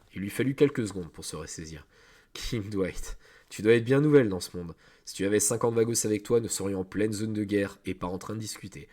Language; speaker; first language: French; native; French